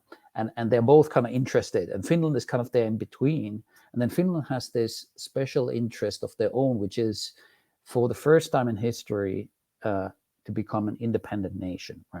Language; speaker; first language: English; non-native, fluent; Finnish